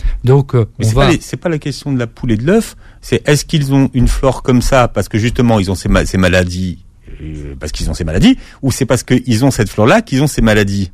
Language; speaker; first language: French; native; French